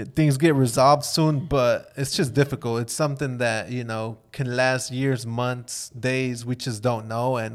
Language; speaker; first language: English; native; English